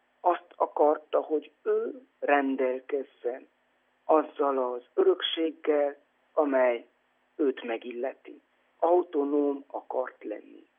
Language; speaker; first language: Hungarian; native; Hungarian